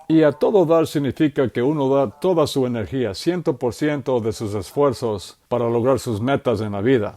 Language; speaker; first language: Spanish; native; Spanish